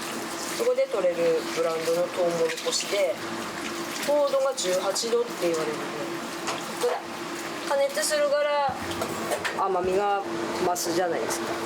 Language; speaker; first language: Japanese; native; Japanese